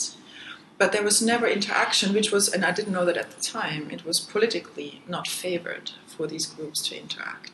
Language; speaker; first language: English; non-native, fluent; German